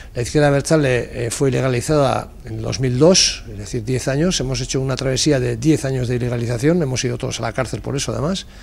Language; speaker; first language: Spanish; native; Spanish